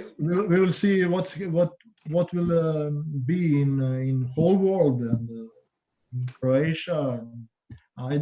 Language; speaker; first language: English; non-native, learner; Croatian